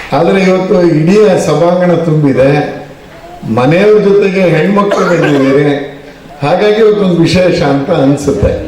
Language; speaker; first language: Kannada; native; Kannada